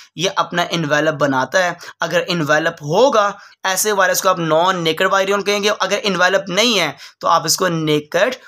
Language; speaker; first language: Urdu; non-native, local second language; Punjabi